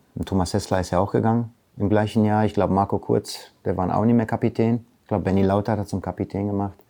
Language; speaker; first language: German; early bilingual, other home language; Polish